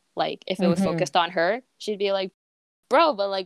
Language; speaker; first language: English; native; English